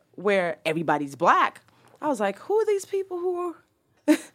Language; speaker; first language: English; early bilingual, other home language; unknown